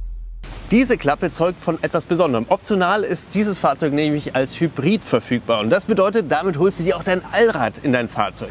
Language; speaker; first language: German; native; German